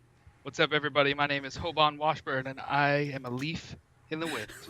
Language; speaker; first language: English; native; English